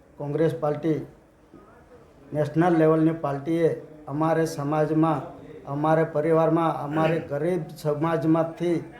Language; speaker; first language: Gujarati; non-native, local second language; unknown